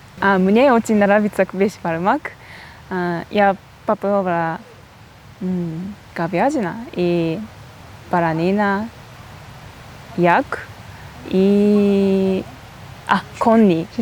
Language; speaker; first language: Russian; non-native, learner; Japanese